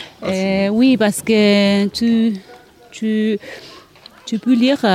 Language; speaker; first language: French; non-native, learner; Spanish